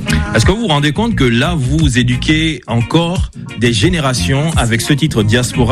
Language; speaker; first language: French; native; French